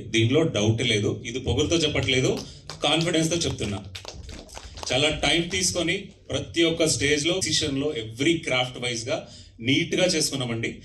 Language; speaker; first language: Telugu; native; Telugu